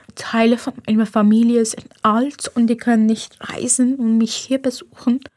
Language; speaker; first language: German; non-native, fluent; Persian